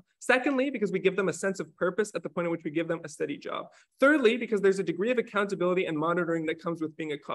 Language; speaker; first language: English; native; English